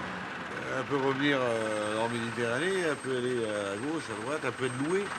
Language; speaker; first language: French; native; French